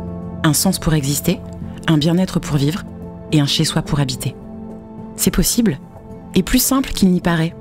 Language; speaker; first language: French; native; French